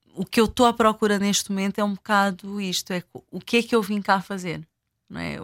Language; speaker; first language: Portuguese; non-native, local second language; Kabuverdianu